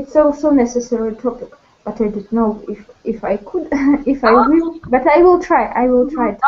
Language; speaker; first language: English; non-native, learner; Russian